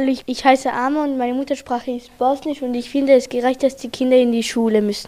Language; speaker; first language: German; early bilingual, other home language; Bosnian